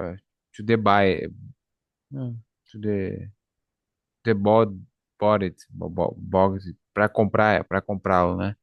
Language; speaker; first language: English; non-native, learner; Portuguese